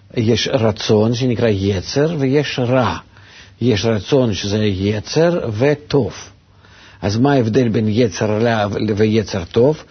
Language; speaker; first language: Hebrew; non-native, fluent; Russian